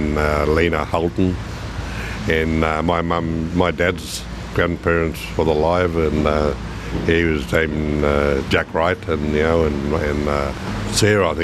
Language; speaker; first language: English; native; English